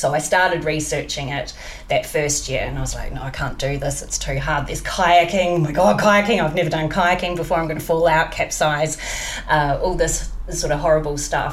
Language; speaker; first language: English; native; English